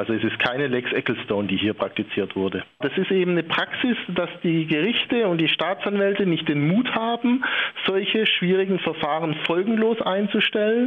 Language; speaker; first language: German; native; German